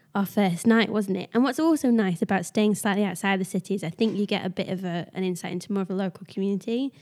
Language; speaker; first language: English; native; English